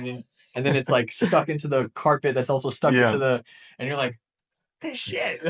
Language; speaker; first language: English; native; English